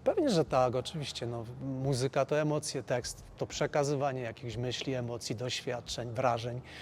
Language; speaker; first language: Polish; native; Polish